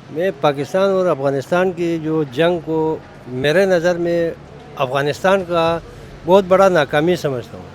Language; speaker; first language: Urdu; non-native, local second language; Pashto